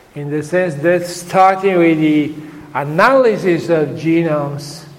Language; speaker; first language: English; non-native, fluent; Italian